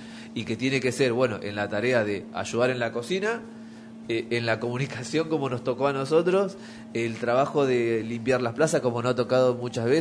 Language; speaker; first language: Spanish; native; Spanish